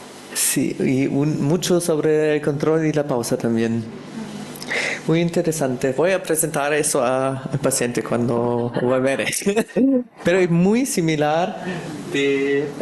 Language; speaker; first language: Spanish; non-native, fluent; German